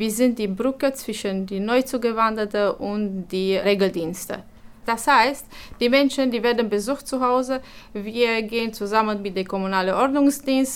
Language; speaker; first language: German; non-native, fluent; Romanian